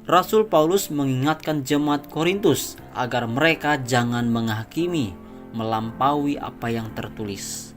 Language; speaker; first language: Indonesian; native; Indonesian